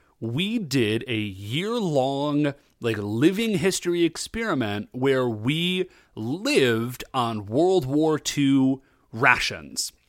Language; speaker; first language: English; native; English